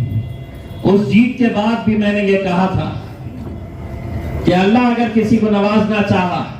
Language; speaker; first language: Urdu; native; Urdu